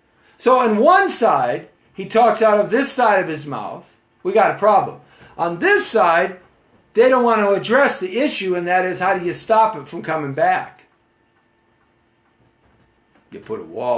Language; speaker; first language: English; native; English